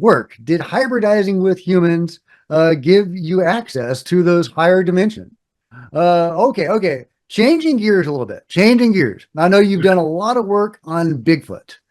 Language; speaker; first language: English; native; English